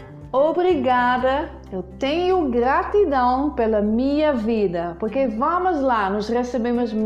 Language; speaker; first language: Portuguese; non-native, fluent; Dutch